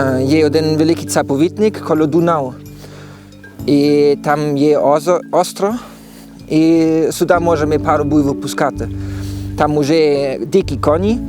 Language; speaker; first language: Ukrainian; non-native, learner; German